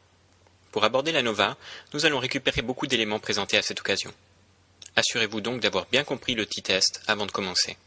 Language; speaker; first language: French; native; French